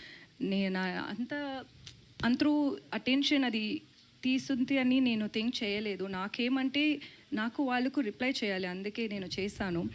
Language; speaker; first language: Telugu; non-native, learner; Tamil